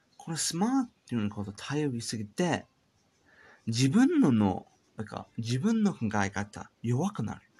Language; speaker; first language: Japanese; non-native, learner; English